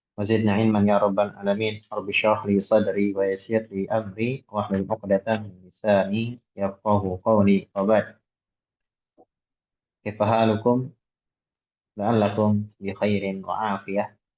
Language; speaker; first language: Arabic; non-native, fluent; Indonesian